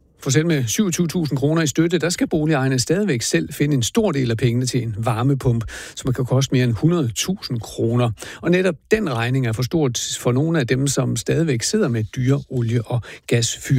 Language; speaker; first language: Danish; native; Danish